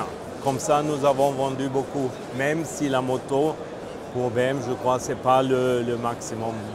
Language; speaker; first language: French; non-native, fluent; German